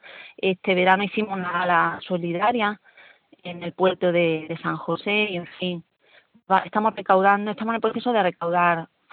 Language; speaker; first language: Spanish; native; Spanish